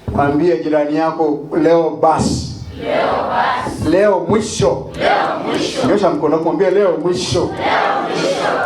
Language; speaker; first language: Swahili; non-native, local second language; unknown